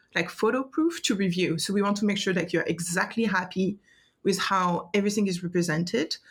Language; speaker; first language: English; non-native, fluent; French